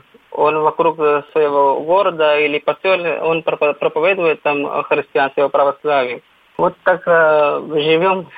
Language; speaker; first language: Russian; non-native, fluent; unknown